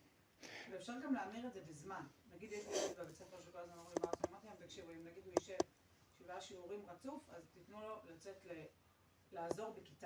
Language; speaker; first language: Hebrew; native; Hebrew